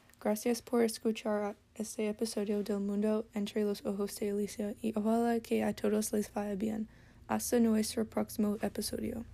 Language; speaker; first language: Spanish; non-native, learner; English